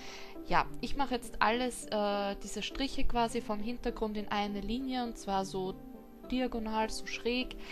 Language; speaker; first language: German; native; German